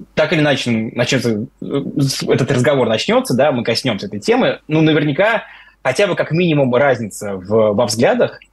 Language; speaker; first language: Russian; native; Russian